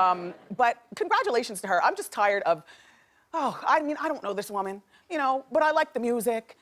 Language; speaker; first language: English; native; English